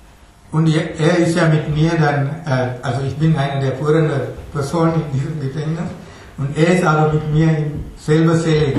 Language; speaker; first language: German; non-native, fluent; Tamil